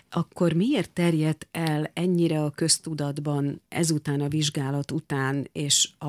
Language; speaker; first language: Hungarian; native; Hungarian